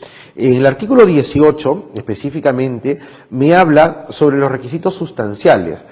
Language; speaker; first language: Spanish; native; Spanish